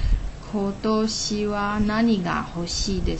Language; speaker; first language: Japanese; non-native, learner; Chinese